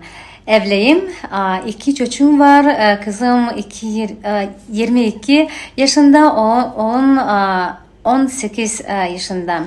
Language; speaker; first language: Turkish; non-native, learner; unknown